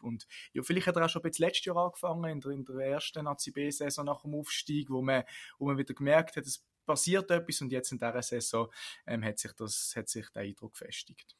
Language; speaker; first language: German; native; German